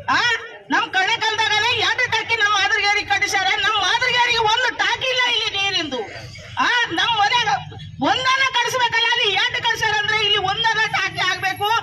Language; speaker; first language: Kannada; native; Kannada